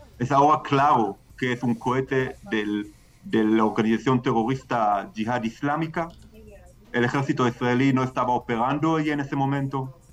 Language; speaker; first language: Spanish; non-native, fluent; Hebrew